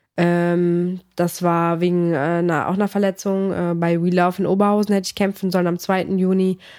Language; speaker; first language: German; early bilingual, other home language; Greek